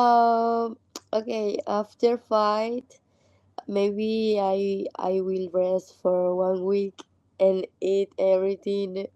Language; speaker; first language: English; non-native, learner; Spanish